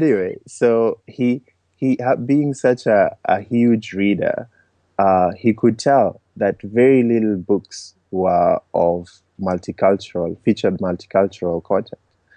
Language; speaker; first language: English; non-native, local second language; Luo (Kenya and Tanzania)